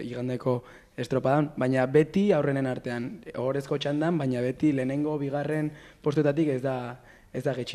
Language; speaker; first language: Basque; native; Basque